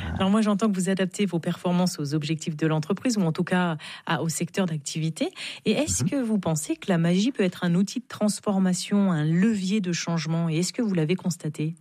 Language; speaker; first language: French; native; French